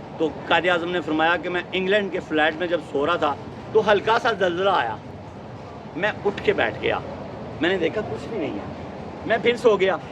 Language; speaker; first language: Urdu; non-native, local second language; Punjabi